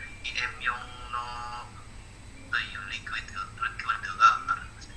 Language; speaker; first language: Japanese; non-native, learner; Indonesian